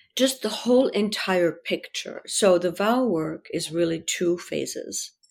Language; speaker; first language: English; early bilingual, other home language; French